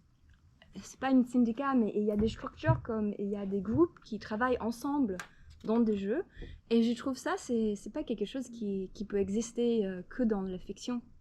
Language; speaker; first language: French; non-native, fluent; English